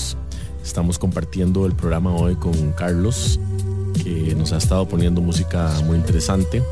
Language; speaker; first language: Spanish; native; Spanish